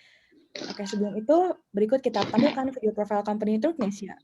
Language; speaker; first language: Indonesian; native; Indonesian